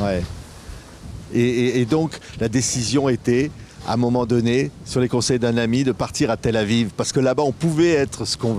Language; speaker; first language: French; native; French